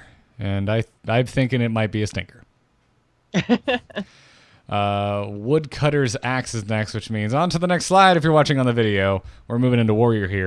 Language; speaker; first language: English; native; English